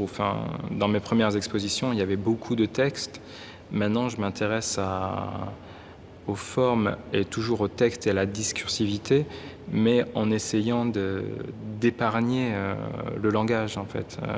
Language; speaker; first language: French; native; French